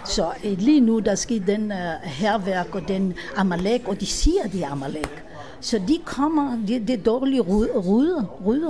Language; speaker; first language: Danish; non-native, fluent; Hebrew